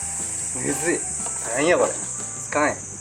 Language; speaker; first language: Japanese; native; Japanese